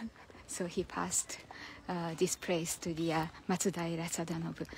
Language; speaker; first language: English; non-native, learner; Japanese